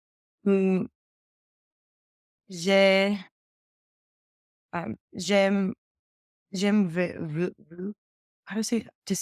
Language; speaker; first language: French; non-native, learner; English